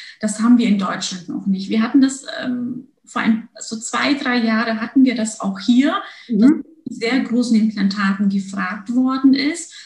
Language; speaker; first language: German; early bilingual, other home language; Turkish